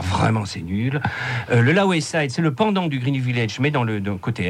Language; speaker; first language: French; native; French